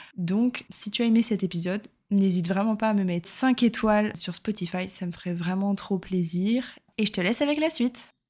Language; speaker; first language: French; native; French